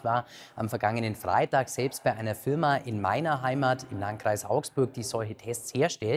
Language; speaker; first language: German; native; German